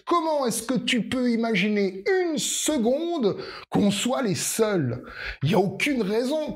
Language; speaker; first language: French; native; French